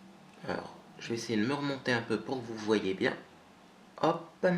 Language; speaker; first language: French; native; French